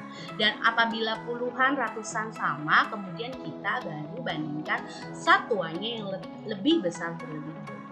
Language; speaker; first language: Indonesian; native; Indonesian